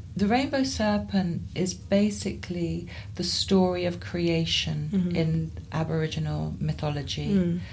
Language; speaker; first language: English; native; English